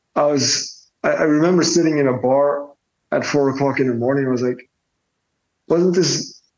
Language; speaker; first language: English; non-native, fluent; Dutch